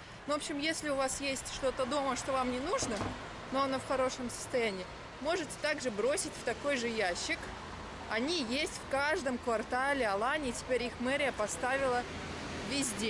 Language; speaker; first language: Russian; native; Russian